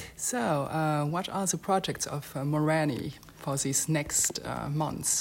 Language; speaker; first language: English; non-native, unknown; French